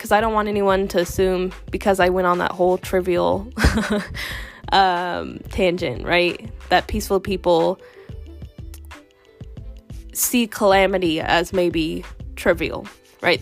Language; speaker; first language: English; native; English